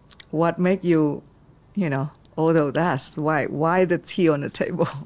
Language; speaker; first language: English; non-native, fluent; Vietnamese